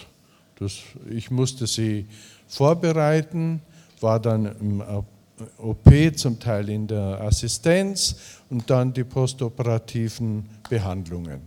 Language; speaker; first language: German; native; German